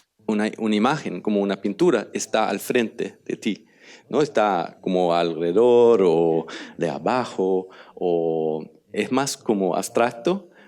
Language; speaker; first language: Spanish; non-native, learner; Danish